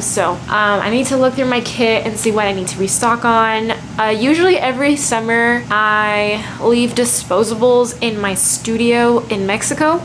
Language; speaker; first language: English; early bilingual, other home language; Spanish